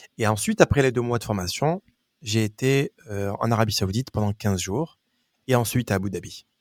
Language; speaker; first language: French; native; French